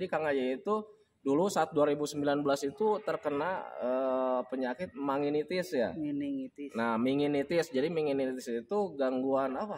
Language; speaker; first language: Indonesian; native; Indonesian